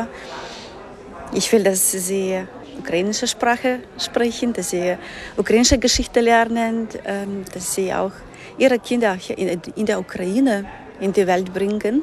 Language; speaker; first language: German; non-native, fluent; Ukrainian